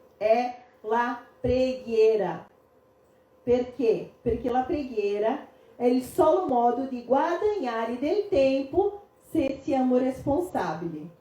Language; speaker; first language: Italian; non-native, fluent; Portuguese